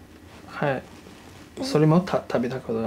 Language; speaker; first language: Japanese; non-native, fluent; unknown